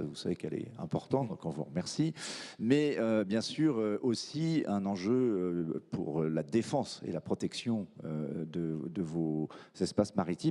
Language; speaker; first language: French; native; French